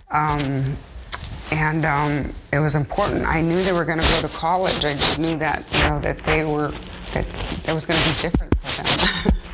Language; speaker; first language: English; early bilingual, other home language; Spanish